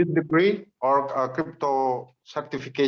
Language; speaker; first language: English; non-native, learner; Indonesian